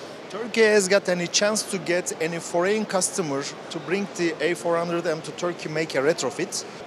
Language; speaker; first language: English; non-native, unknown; Turkish